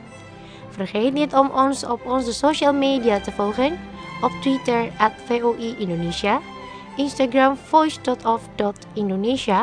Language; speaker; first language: Dutch; non-native, fluent; Indonesian